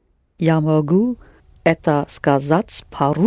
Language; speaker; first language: Russian; non-native, learner; English